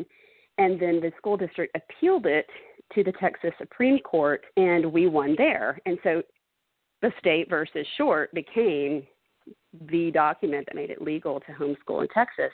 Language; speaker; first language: English; native; English